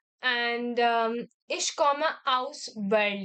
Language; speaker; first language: German; non-native, learner; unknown